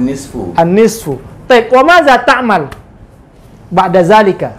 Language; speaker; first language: Arabic; non-native, fluent; Indonesian